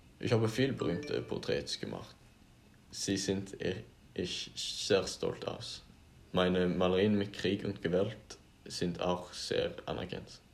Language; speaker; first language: German; non-native, learner; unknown